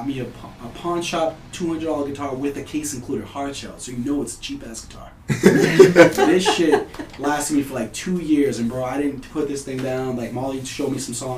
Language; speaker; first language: English; early bilingual, other home language; Spanish